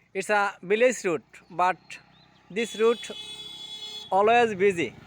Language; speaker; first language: English; non-native, local second language; Bangla